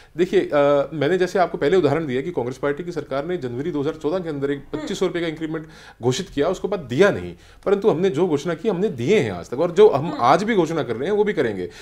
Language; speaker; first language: Hindi; native; Hindi